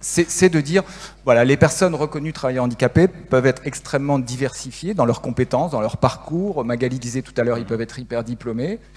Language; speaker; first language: French; native; French